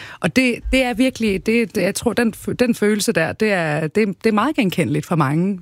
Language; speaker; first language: Danish; early bilingual, other home language; Arabic